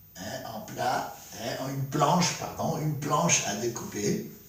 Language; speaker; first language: French; non-native, fluent; Spanish